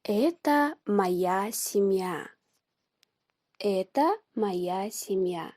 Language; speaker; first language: Russian; non-native, fluent; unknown